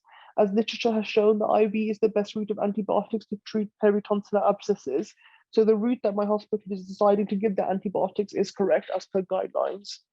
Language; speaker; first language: English; native; English